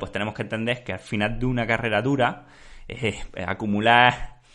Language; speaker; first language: Spanish; native; Spanish